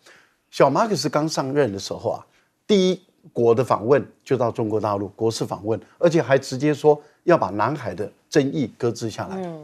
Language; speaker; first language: Chinese; native; Chinese